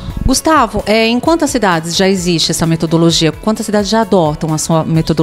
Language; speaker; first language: Portuguese; native; Portuguese